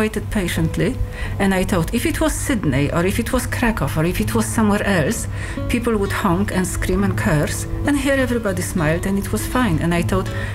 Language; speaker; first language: English; non-native, fluent; Polish